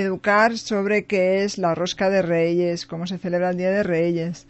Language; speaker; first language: Spanish; native; Spanish